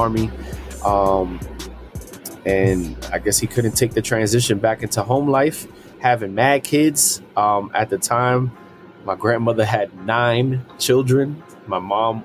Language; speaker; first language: English; early bilingual, other home language; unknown